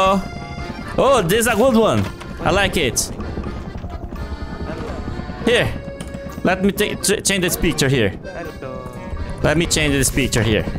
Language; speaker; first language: English; non-native, learner; Portuguese